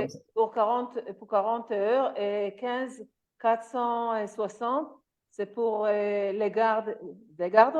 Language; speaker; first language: French; non-native, learner; Hebrew